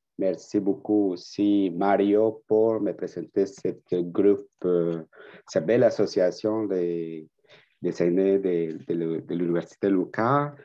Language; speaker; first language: French; non-native, fluent; Spanish